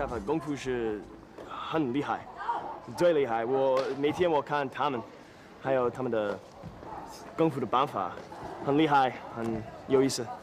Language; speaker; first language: Chinese; non-native, learner; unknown